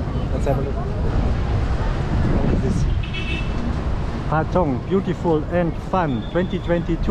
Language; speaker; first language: English; non-native, fluent; German